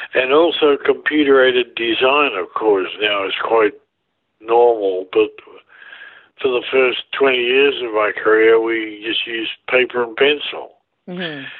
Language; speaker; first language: English; native; English